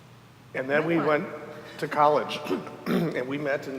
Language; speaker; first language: English; native; English